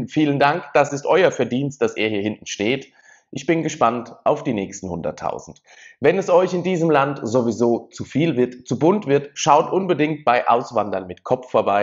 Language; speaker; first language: German; native; German